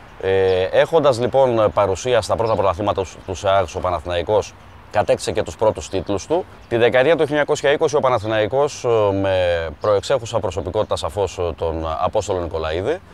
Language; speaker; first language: Greek; native; Greek